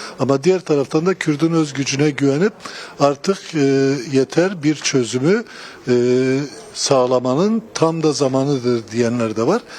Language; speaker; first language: Turkish; non-native, local second language; Kurdish